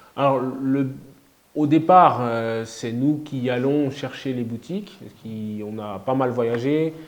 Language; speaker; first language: French; native; French